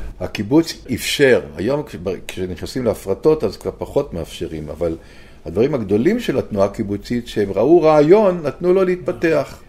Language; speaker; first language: Hebrew; native; Hebrew